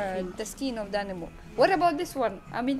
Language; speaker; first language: English; non-native, fluent; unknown